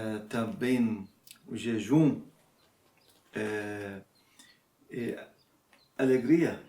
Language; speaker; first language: Portuguese; non-native, learner; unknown